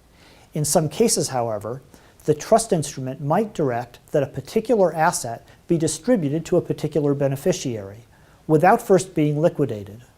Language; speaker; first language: English; native; English